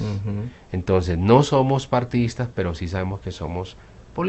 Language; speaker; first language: Spanish; native; Spanish